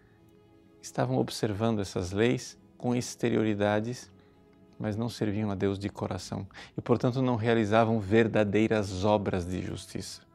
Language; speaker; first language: Portuguese; native; Portuguese